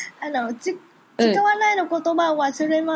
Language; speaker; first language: Japanese; non-native, learner; Vietnamese